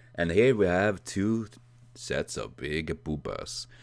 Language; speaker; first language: English; non-native, fluent; Swedish